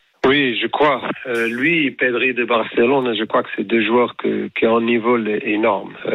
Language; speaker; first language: French; non-native, fluent; Portuguese